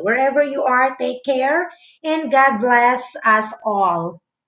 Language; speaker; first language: English; non-native, local second language; Filipino